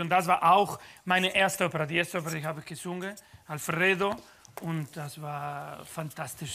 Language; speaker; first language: German; non-native, fluent; Spanish